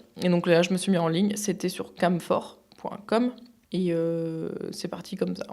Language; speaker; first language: French; native; French